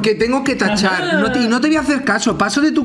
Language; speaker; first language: Spanish; native; Spanish